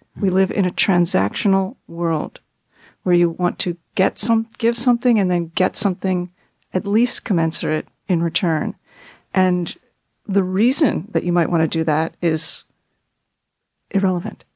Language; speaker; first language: English; native; English